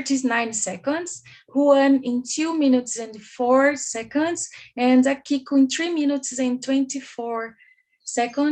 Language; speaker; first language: English; non-native, learner; Portuguese